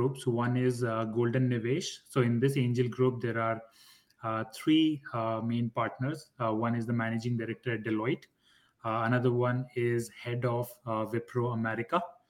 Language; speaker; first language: English; non-native, local second language; Hindi